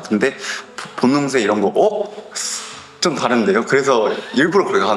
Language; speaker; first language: Korean; non-native, learner; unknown